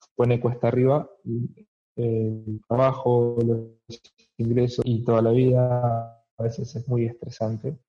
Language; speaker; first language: Spanish; native; Spanish